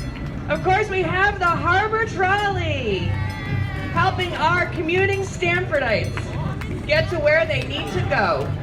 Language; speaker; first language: English; native; English